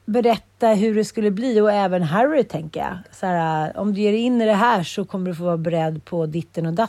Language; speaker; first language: Swedish; native; Swedish